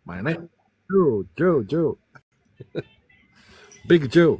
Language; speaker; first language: English; non-native, fluent; Slovenian